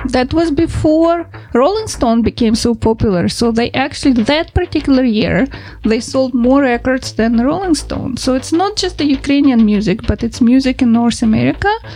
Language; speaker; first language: English; non-native, fluent; Ukrainian